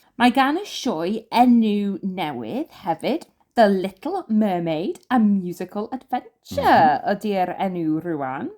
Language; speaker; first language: Welsh; non-native, learner; English